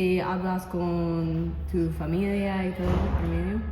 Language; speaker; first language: Spanish; non-native, learner; English